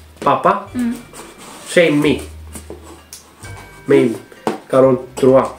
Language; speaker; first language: English; non-native, learner; Greek